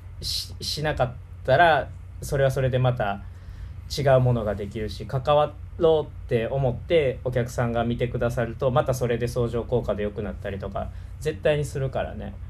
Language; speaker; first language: Japanese; native; Japanese